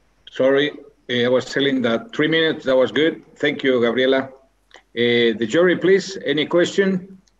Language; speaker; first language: English; non-native, fluent; Spanish